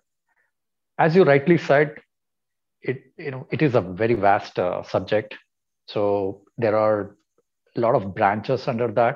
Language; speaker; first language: English; non-native, local second language; Kannada